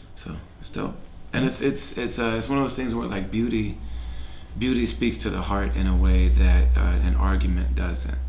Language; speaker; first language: English; native; English